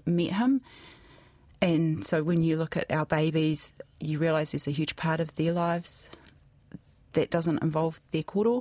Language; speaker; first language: English; native; English